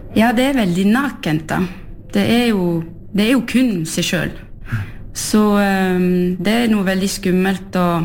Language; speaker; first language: Norwegian; early bilingual, heritage; French